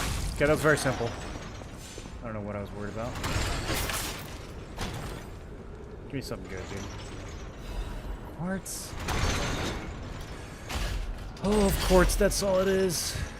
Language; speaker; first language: English; native; English